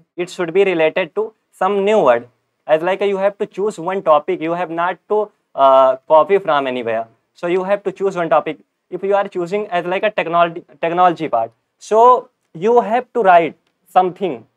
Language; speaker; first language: English; non-native, local second language; Hindi